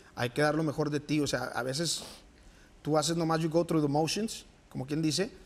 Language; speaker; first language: Spanish; native; Spanish